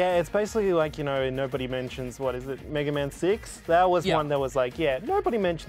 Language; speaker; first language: English; native; English